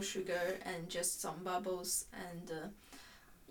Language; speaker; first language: English; non-native, fluent; Chinese